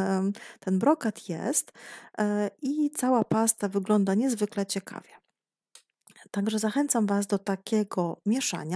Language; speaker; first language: Polish; native; Polish